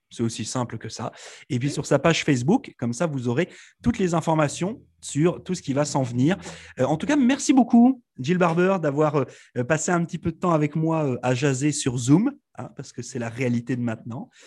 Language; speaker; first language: French; native; French